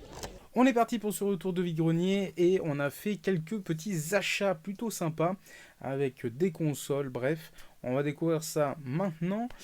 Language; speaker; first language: French; native; French